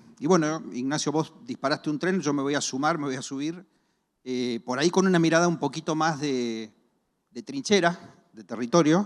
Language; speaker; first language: Spanish; native; Spanish